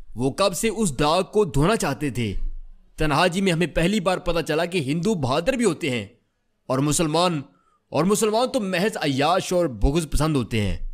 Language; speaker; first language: Urdu; native; Urdu